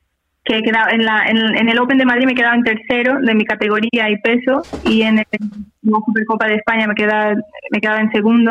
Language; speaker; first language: Spanish; non-native, fluent; Portuguese